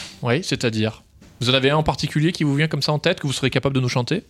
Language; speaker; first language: French; native; French